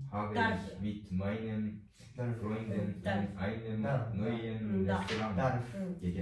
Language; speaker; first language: German; non-native, learner; Japanese